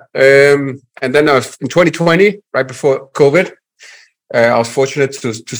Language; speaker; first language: English; non-native, fluent; Danish